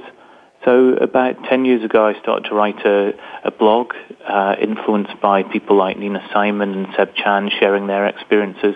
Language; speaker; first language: English; native; English